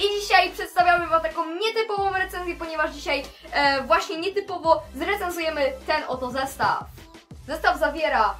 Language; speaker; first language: Polish; native; Polish